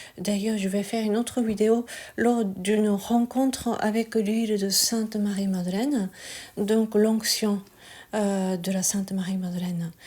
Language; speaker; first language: French; non-native, fluent; Japanese